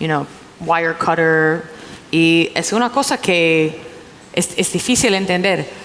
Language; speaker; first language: Spanish; non-native, fluent; English